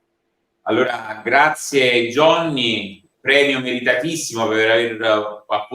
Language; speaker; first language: Italian; native; Italian